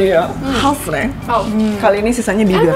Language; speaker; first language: Indonesian; native; Indonesian